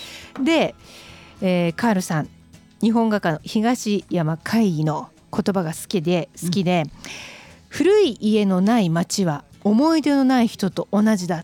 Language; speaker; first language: Japanese; native; Japanese